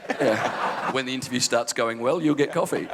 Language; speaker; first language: English; native; English